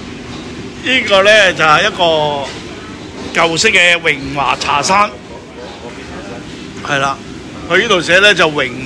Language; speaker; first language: Cantonese; native; Cantonese